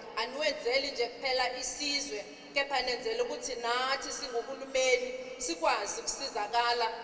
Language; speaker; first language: Zulu; native; Zulu